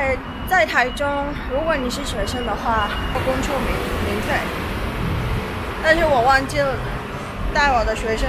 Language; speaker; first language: Chinese; non-native, fluent; Mongolian